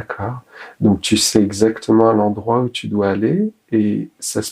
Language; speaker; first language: French; native; French